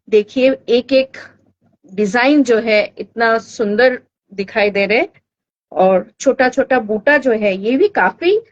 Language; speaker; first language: Hindi; non-native, local second language; Bangla